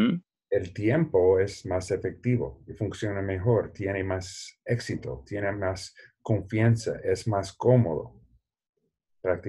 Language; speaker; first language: Spanish; non-native, learner; English